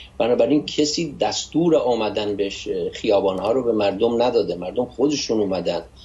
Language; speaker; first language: Persian; non-native, local second language; Kurdish